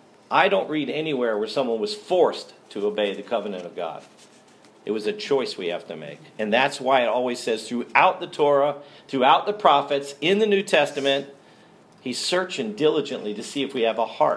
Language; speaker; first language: English; native; English